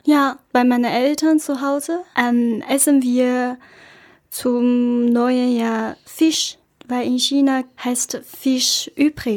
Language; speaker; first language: German; non-native, learner; Chinese